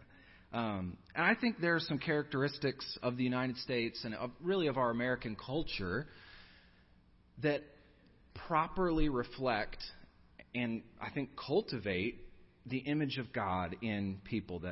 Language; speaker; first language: English; native; English